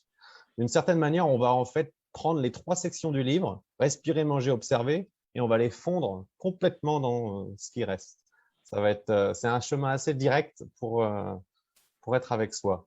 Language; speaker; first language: French; native; French